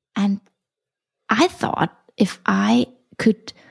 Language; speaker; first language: English; non-native, fluent; German